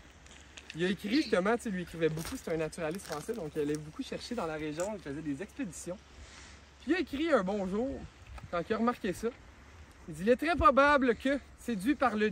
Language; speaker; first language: French; native; French